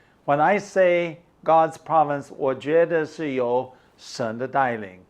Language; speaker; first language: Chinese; non-native, fluent; English